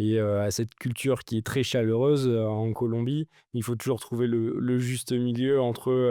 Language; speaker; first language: French; native; French